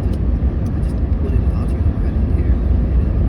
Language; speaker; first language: English; native; English